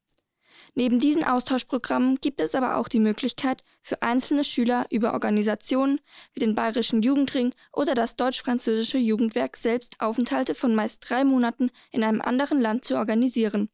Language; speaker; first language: German; native; German